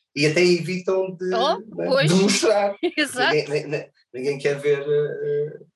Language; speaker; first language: Portuguese; early bilingual, other home language; English